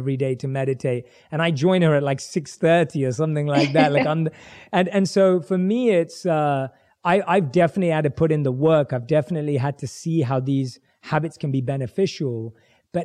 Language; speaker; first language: English; native; English